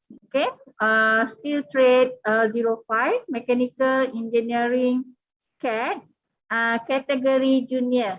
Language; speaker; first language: English; non-native, local second language; Malay